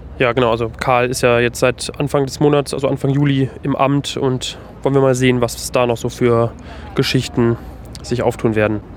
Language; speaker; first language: German; native; German